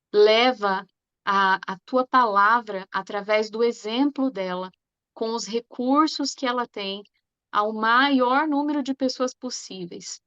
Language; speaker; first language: Portuguese; native; Portuguese